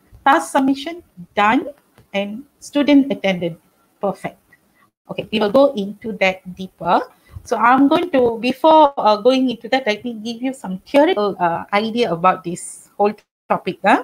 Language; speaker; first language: English; non-native, local second language; Tamil